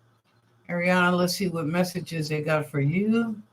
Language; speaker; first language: English; native; English